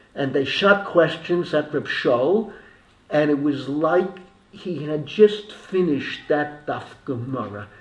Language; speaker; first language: English; native; English